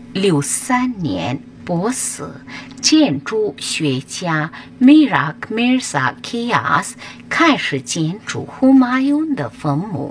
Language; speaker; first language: Chinese; non-native, fluent; Hindi